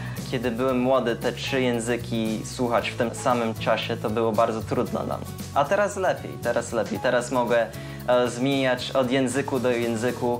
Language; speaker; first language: Polish; early bilingual, heritage; Polish